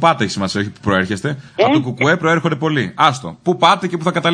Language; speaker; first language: Greek; native; Greek